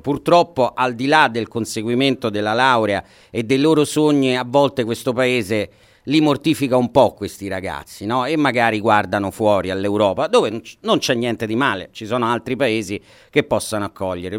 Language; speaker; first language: Italian; native; Italian